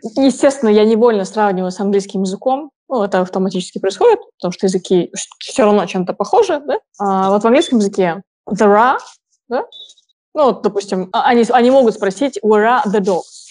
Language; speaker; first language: Russian; native; Russian